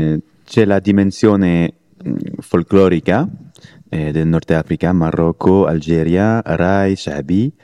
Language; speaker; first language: Italian; non-native, learner; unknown